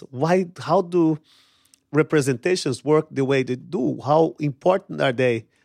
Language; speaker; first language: English; non-native, fluent; Portuguese